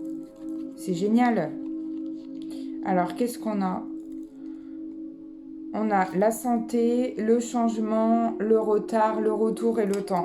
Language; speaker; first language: French; native; French